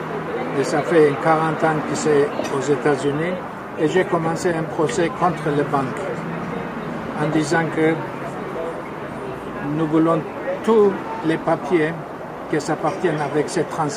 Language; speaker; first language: French; non-native, fluent; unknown